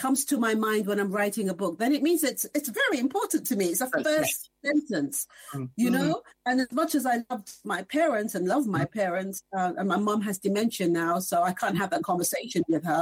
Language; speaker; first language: English; native; English